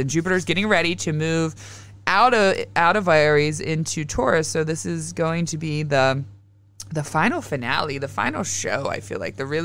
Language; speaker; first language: English; native; English